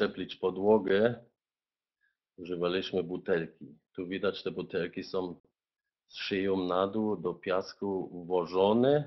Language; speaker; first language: Polish; non-native, fluent; German